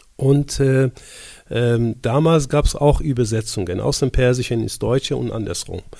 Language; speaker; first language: German; non-native, fluent; Persian